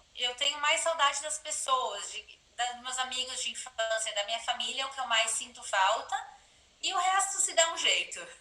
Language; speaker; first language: Portuguese; native; Portuguese